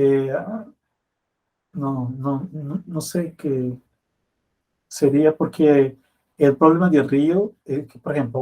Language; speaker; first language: Spanish; non-native, fluent; Portuguese